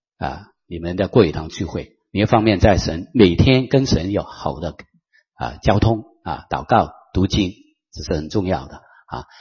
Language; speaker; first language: Chinese; non-native, local second language; Cantonese